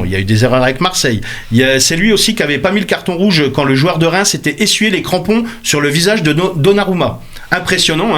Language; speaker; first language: French; native; French